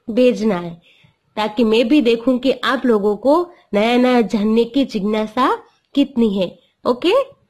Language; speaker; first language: Hindi; non-native, local second language; Gujarati